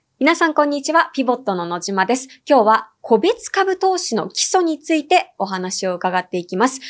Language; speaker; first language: Japanese; native; Japanese